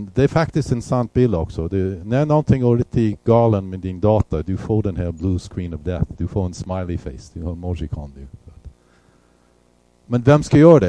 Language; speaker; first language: Swedish; non-native, fluent; English